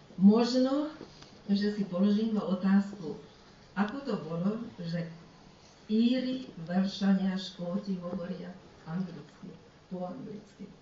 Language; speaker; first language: Slovak; early bilingual, heritage; Slovak